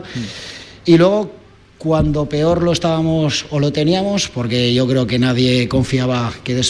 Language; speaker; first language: Spanish; native; Spanish